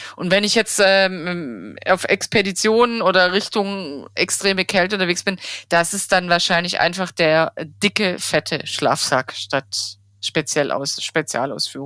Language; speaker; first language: German; native; German